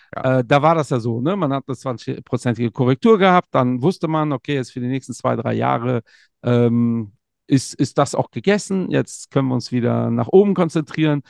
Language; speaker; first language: German; native; German